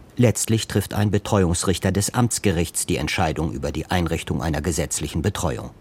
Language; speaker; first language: German; native; German